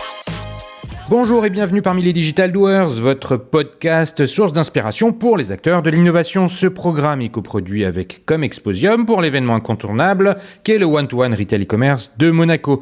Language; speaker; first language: French; native; French